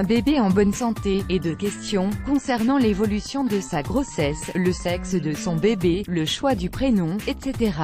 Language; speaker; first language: French; native; French